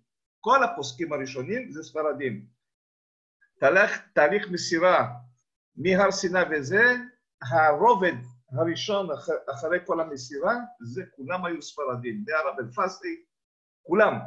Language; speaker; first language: Hebrew; non-native, fluent; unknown